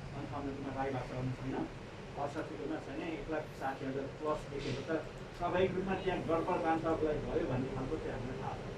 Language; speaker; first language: Nepali; non-native, local second language; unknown